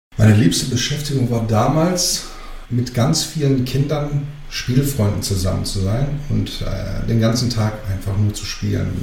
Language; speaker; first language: German; early bilingual, other home language; Greek